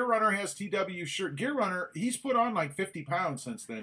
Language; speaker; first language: English; native; English